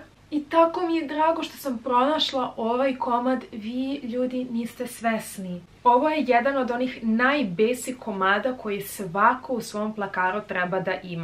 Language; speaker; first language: Serbian; native; Serbian